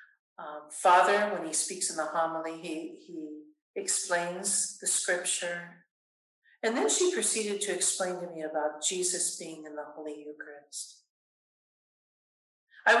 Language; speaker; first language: English; native; English